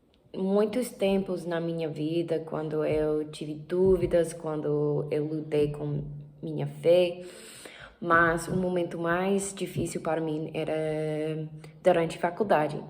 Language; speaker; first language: Portuguese; non-native, learner; English